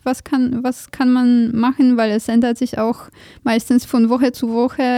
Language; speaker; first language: German; non-native, fluent; Polish